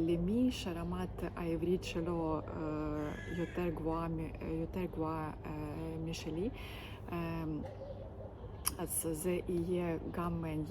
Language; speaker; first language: Hebrew; non-native, learner; Ukrainian